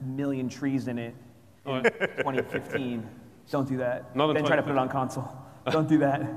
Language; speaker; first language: English; native; English